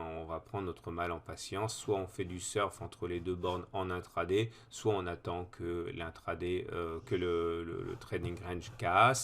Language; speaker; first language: French; native; French